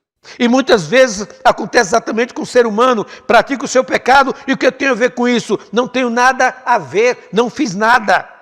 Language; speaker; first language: Portuguese; native; Portuguese